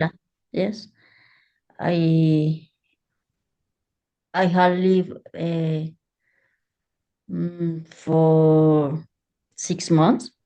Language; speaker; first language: English; non-native, learner; Spanish